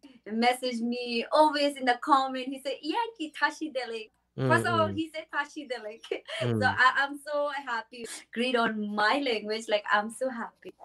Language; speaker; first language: English; non-native, learner; Tibetan